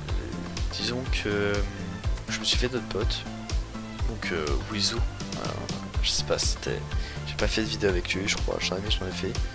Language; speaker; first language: French; native; French